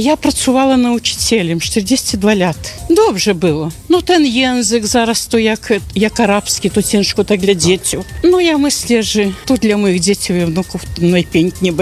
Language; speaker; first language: Polish; early bilingual, heritage; Polish